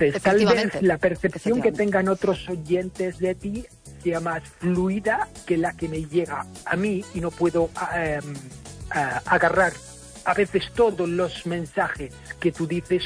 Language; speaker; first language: Spanish; non-native, fluent; English